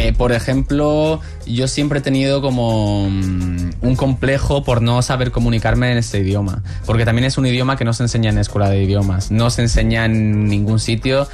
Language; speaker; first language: Spanish; early bilingual, other home language; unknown